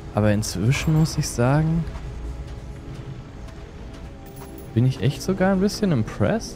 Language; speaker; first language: German; native; German